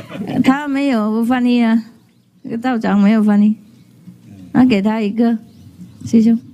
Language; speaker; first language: Chinese; non-native, fluent; Vietnamese